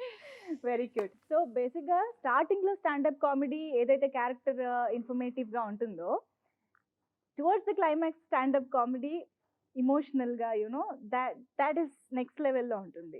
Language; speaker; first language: Telugu; native; Telugu